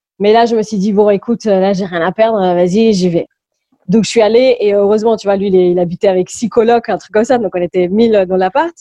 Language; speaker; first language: French; early bilingual, other home language; English